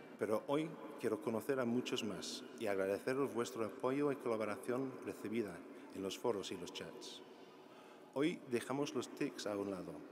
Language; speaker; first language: Spanish; non-native, fluent; English